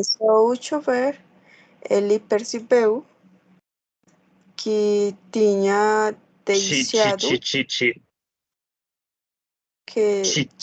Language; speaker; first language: Portuguese; non-native, learner; Spanish